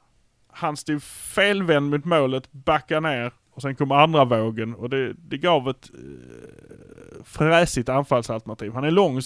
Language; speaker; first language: Swedish; native; Swedish